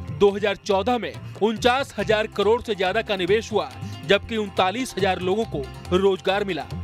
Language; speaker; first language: Hindi; native; Hindi